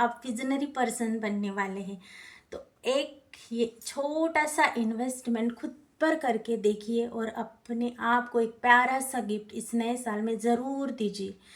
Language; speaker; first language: Hindi; non-native, local second language; Marathi